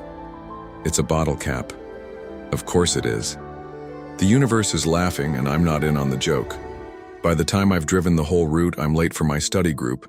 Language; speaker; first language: English; native; English